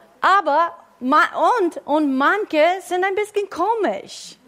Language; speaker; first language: German; non-native, fluent; English